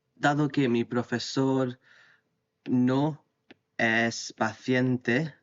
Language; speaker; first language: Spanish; non-native, fluent; English